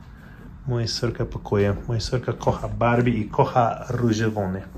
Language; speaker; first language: Polish; non-native, learner; English